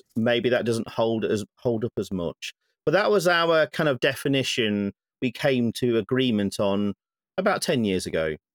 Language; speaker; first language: English; native; English